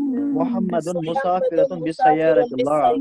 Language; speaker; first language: Arabic; non-native, learner; Urdu